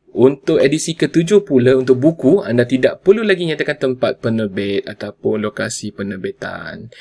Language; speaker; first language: Malay; non-native, local second language; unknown